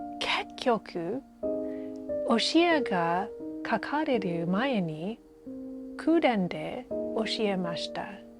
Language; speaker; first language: Japanese; non-native, learner; English